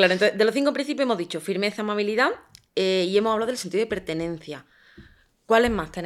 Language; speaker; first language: Spanish; native; Spanish